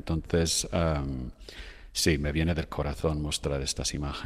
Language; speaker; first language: Spanish; non-native, fluent; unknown